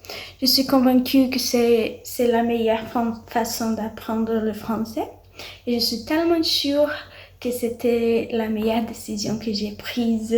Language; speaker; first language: French; non-native, learner; Portuguese